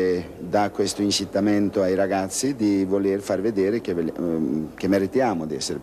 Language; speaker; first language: Italian; non-native, fluent; Swedish